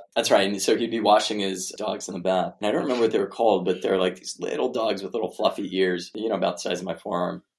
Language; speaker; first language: English; native; English